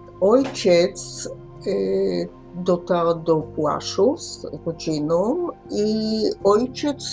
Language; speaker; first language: Polish; early bilingual, heritage; Polish